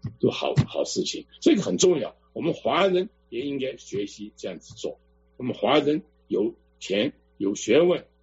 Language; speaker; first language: Chinese; non-native, local second language; Cantonese